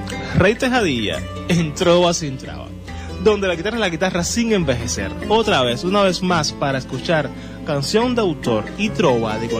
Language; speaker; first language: Spanish; native; Spanish